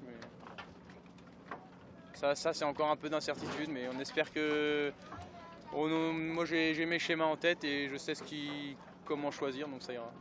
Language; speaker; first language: French; native; French